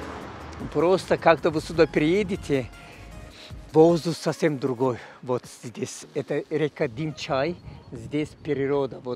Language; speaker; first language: Russian; non-native, learner; Turkish